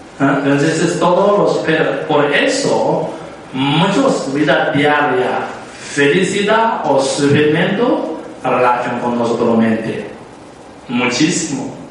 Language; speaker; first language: Spanish; non-native, learner; Tibetan